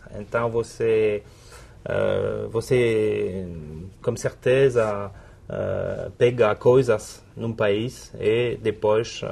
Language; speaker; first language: Portuguese; non-native, fluent; French